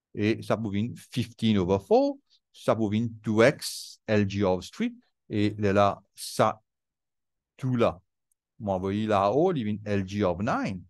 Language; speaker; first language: French; non-native, local second language; Morisyen